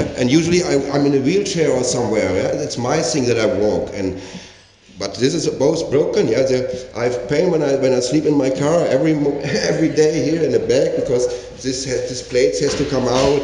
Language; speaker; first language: English; non-native, learner; German